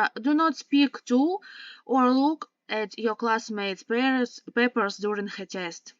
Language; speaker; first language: English; non-native, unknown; Ukrainian